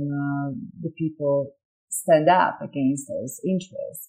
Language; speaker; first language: English; non-native, fluent; Slovak